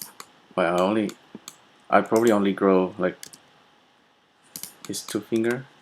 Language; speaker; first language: English; non-native, fluent; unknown